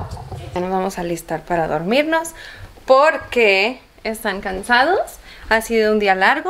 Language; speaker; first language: Spanish; early bilingual, heritage; Spanish